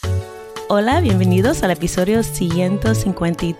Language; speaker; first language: Spanish; non-native, fluent; English